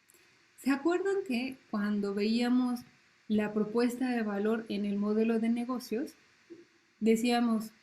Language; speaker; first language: Spanish; native; Spanish